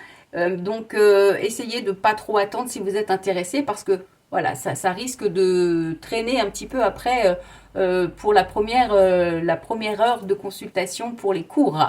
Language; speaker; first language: French; native; French